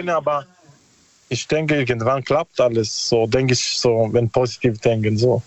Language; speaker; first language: German; non-native, learner; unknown